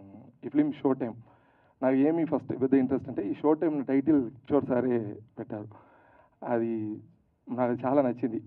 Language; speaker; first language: Telugu; non-native, local second language; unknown